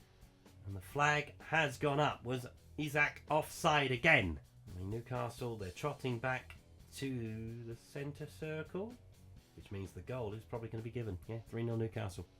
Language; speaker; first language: English; native; English